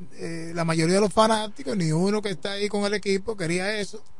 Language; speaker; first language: Spanish; native; Spanish